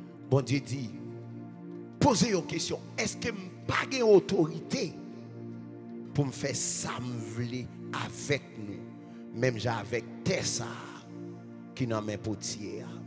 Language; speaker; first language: French; native; French